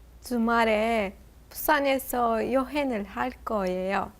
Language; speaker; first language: Korean; non-native, learner; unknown